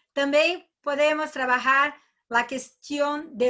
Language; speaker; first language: Spanish; non-native, learner; Portuguese